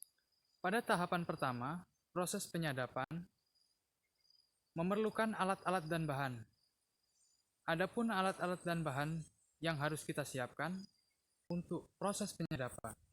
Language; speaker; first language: Indonesian; native; Indonesian